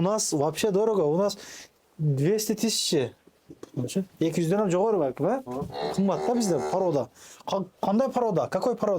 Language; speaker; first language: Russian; non-native, local second language; Kyrgyz